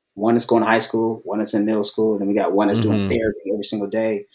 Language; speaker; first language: English; native; English